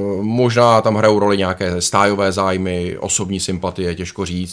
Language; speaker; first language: Czech; native; Czech